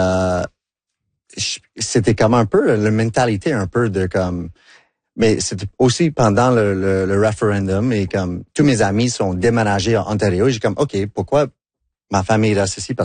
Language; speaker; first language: French; non-native, local second language; English